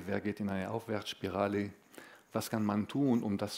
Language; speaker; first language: German; non-native, fluent; Arabic